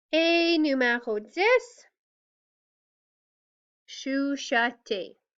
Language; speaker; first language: French; non-native, fluent; English